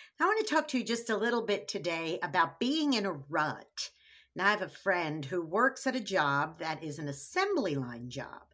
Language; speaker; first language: English; native; English